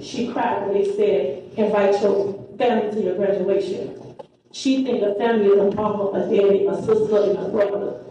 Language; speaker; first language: English; native; English